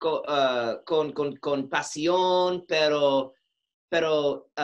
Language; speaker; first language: Spanish; non-native, learner; English